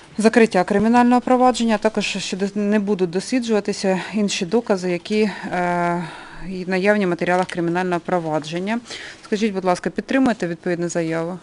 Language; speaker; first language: Ukrainian; native; Ukrainian